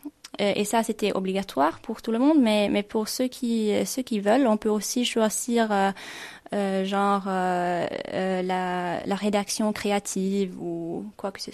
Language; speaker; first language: French; non-native, fluent; Swedish